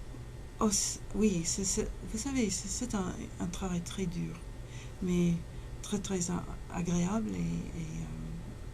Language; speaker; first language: French; non-native, fluent; English